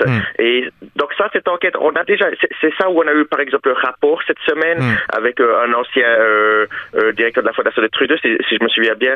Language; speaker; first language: French; native; French